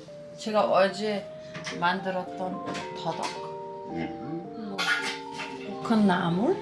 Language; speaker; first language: Korean; non-native, fluent; German